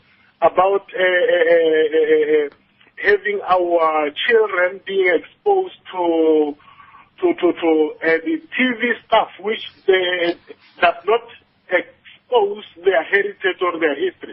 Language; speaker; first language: English; non-native, local second language; Northern Sotho